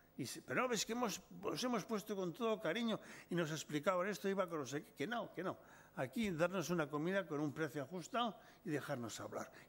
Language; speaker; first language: Spanish; native; Spanish